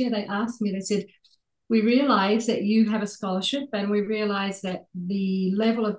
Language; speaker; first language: English; native; English